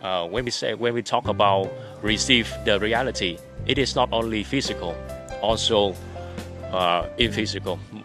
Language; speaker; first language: English; non-native, learner; Vietnamese